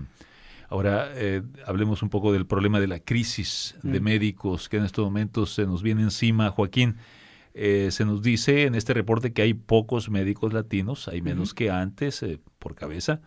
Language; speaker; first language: Spanish; native; Spanish